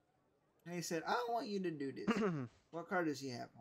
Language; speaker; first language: English; native; English